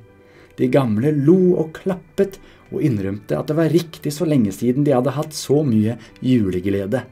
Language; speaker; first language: Norwegian; native; Norwegian